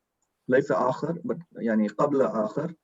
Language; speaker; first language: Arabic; non-native, learner; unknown